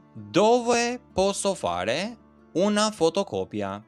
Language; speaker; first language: Italian; non-native, fluent; Albanian